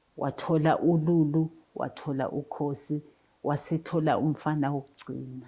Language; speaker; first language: Zulu; native; Zulu